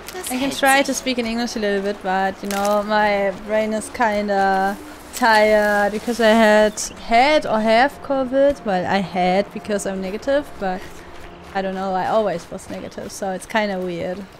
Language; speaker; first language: English; non-native, fluent; German